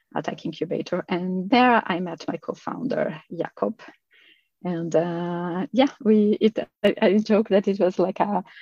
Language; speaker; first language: English; non-native, fluent; Portuguese